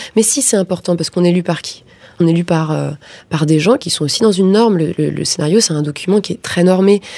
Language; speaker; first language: French; native; French